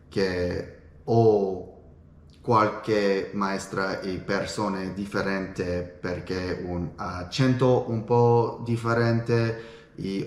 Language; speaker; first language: Italian; non-native, learner; English